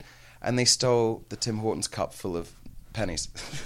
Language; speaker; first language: English; native; English